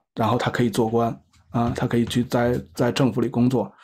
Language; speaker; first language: Chinese; native; Chinese